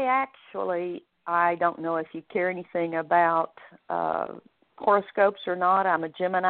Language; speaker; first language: English; native; English